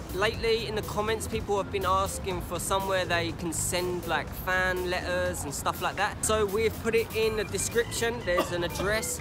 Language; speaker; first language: English; native; English